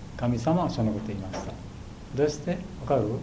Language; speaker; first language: Japanese; non-native, learner; Bangla